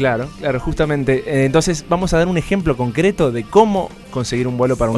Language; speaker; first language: Spanish; native; Spanish